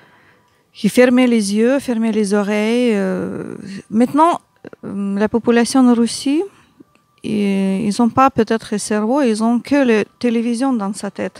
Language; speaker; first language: French; non-native, learner; Ukrainian